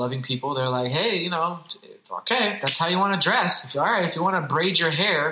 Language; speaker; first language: English; native; English